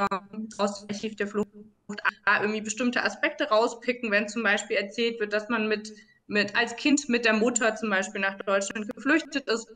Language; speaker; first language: German; native; German